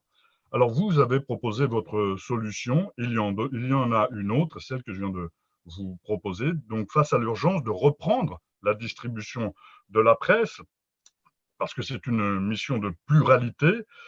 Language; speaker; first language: French; native; French